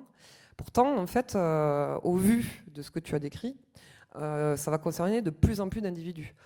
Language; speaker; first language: French; native; French